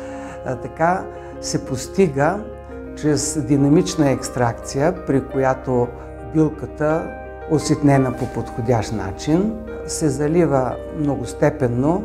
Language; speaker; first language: Bulgarian; native; Bulgarian